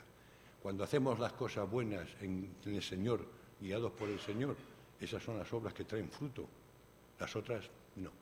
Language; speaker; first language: Spanish; native; Spanish